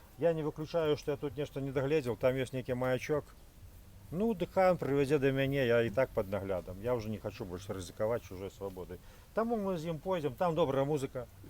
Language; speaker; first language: Belarusian; native; Belarusian